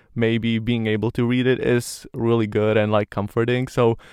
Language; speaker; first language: English; non-native, fluent; Slovak